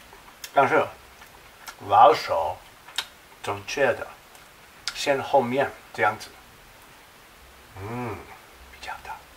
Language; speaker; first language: Chinese; non-native, learner; English